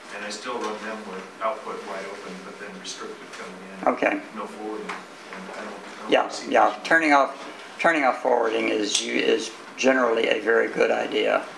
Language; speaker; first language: English; native; English